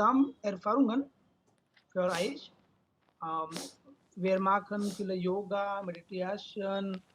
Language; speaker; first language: German; non-native, learner; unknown